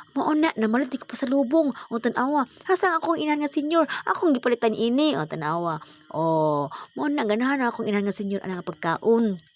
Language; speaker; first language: Cebuano; native; Cebuano